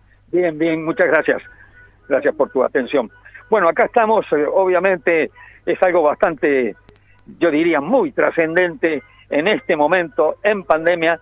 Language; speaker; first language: Spanish; native; Spanish